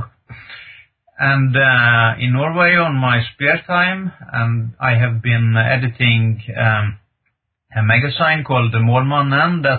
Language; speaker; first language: English; non-native, fluent; Norwegian